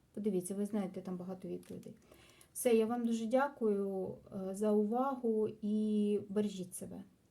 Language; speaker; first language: Ukrainian; non-native, local second language; Russian